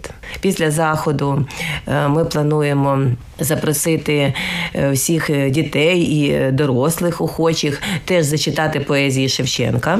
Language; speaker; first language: Ukrainian; native; Ukrainian